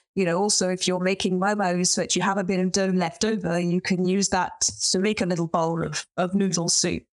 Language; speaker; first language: English; native; English